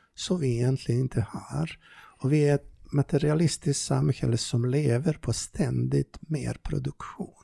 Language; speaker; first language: Swedish; non-native, fluent; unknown